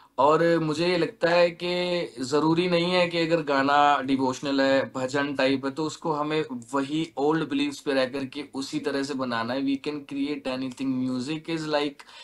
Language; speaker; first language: Hindi; native; Hindi